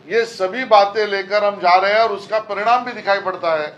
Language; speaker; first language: Hindi; non-native, local second language; Marathi